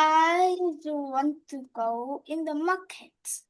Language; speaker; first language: English; non-native, learner; Vietnamese